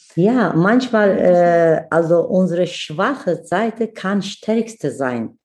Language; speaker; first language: German; non-native, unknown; Kurdish